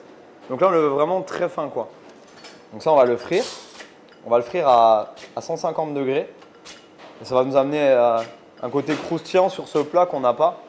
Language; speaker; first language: French; native; French